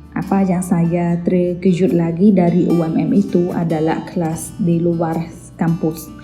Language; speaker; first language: Indonesian; non-native, learner; Khmer